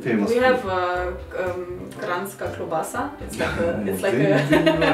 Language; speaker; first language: English; non-native, learner; Slovenian